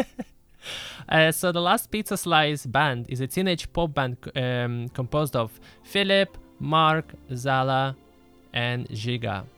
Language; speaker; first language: English; early bilingual, other home language; Lithuanian